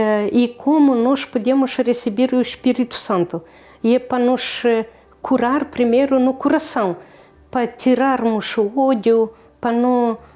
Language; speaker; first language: Portuguese; non-native, fluent; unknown